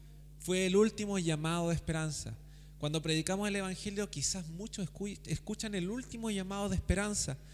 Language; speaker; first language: Spanish; native; Spanish